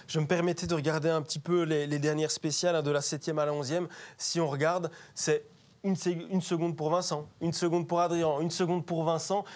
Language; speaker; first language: French; native; French